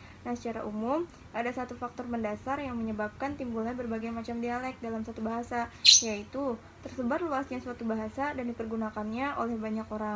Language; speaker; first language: Indonesian; native; Indonesian